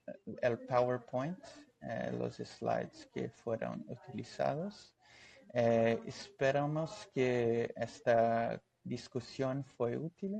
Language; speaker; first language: Spanish; non-native, fluent; Portuguese